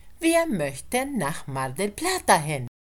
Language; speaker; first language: German; non-native, fluent; Spanish